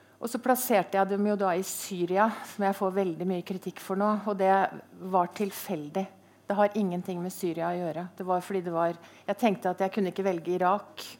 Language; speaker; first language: Norwegian; native; Norwegian